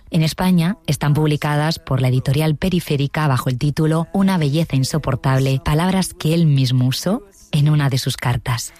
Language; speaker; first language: Spanish; native; Spanish